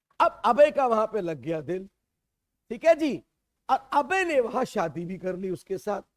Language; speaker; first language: Hindi; native; Hindi